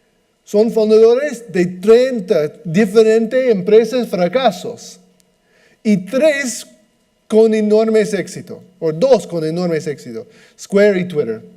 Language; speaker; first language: Spanish; non-native, fluent; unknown